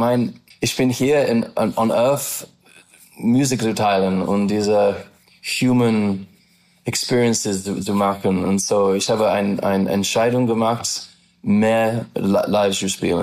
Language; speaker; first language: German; non-native, learner; English